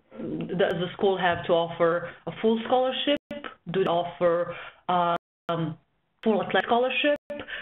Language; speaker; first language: English; non-native, fluent; Serbian